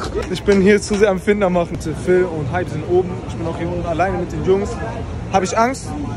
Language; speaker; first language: German; native; German